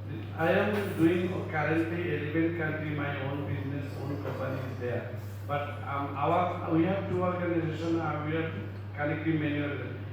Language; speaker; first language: English; non-native, learner; Bangla